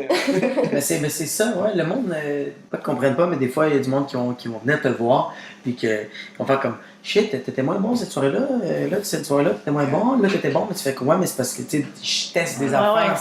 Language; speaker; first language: French; native; French